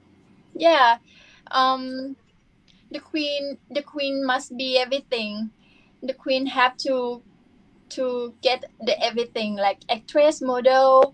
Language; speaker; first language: English; non-native, learner; Thai